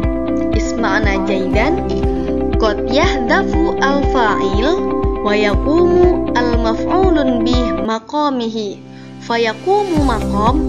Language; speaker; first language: Arabic; non-native, learner; Indonesian